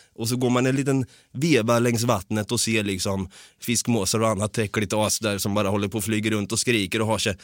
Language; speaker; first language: Swedish; native; Swedish